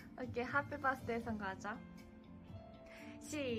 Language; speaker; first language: Korean; early bilingual, heritage; Korean